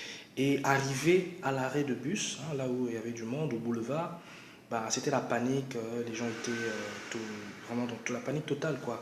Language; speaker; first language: French; non-native, local second language; Lingala